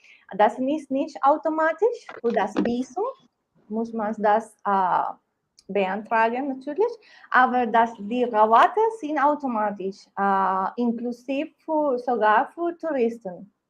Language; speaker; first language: German; non-native, learner; Spanish